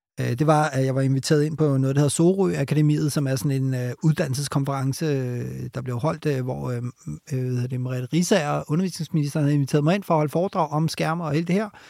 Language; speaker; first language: Danish; early bilingual, other home language; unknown